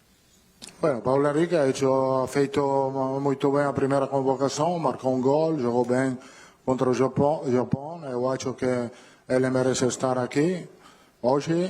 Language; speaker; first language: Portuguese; non-native, learner; Italian